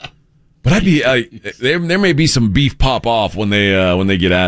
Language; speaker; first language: English; native; English